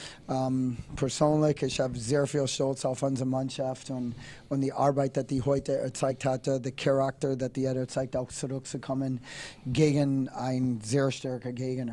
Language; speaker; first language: German; non-native, fluent; English